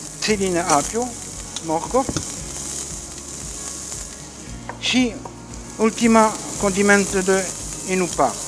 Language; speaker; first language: Romanian; non-native, learner; French